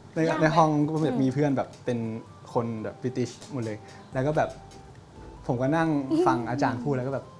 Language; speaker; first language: Thai; native; Thai